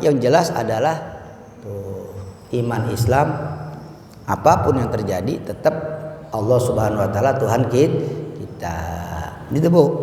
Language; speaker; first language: Indonesian; native; Indonesian